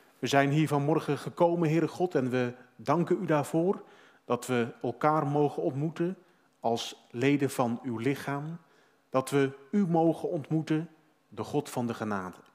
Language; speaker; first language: Dutch; native; Dutch